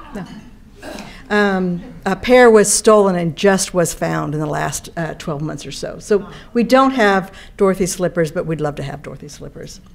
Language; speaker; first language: English; native; English